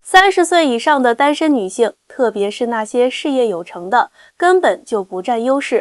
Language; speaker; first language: Chinese; native; Chinese